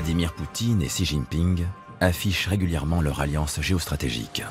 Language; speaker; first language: French; native; French